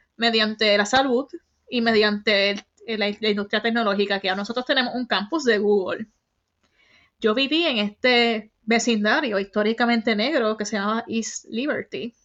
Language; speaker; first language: Spanish; native; Spanish